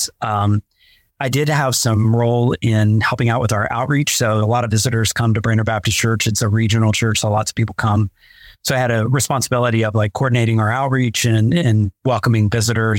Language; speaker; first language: English; native; English